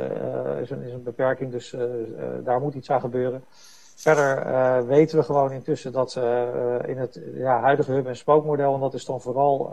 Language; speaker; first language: Dutch; native; Dutch